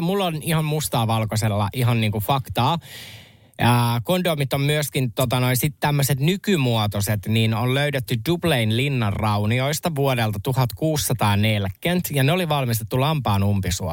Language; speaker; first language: Finnish; native; Finnish